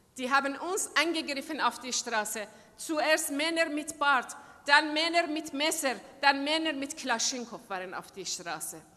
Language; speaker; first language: German; non-native, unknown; Persian